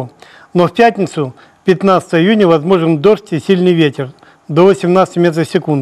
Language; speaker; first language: Russian; native; Russian